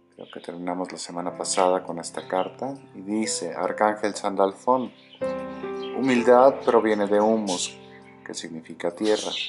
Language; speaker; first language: Spanish; native; Spanish